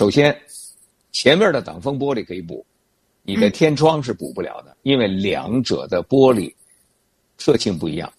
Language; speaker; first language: Chinese; native; Chinese